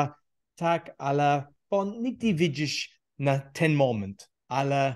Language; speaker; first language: Polish; non-native, learner; English